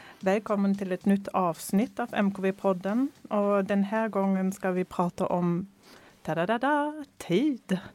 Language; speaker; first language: Swedish; non-native, fluent; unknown